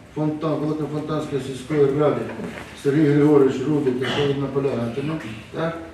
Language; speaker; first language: Ukrainian; non-native, local second language; Russian